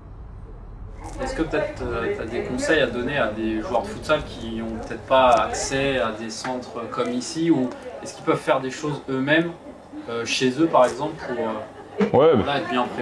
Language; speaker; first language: French; native; French